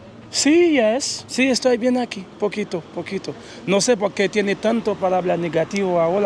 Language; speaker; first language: Spanish; non-native, learner; Haitian Creole